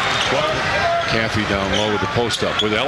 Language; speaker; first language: English; native; English